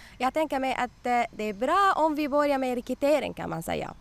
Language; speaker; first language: Swedish; non-native, learner; Arabic